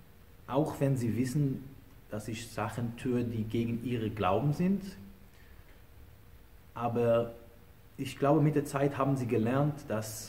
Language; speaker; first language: German; non-native, fluent; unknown